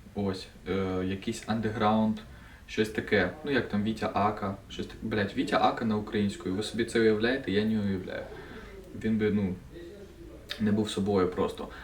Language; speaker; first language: Ukrainian; non-native, local second language; Russian